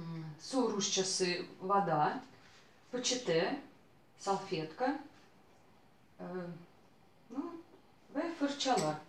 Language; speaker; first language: Turkish; non-native, learner; Russian